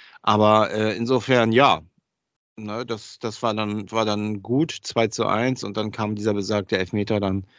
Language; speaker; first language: German; native; German